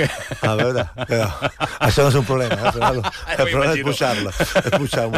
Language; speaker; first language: Catalan; non-native, local second language; Spanish